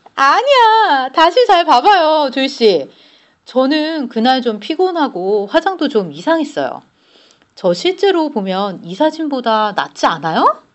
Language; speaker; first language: Korean; native; Korean